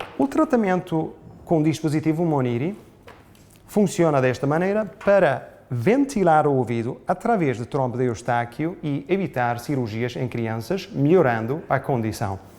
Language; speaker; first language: Portuguese; non-native, fluent; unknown